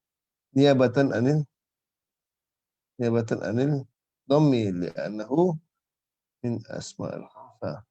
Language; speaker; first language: Arabic; non-native, fluent; Malay